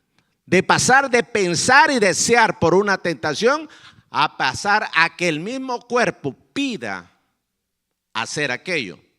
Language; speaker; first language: Spanish; native; Spanish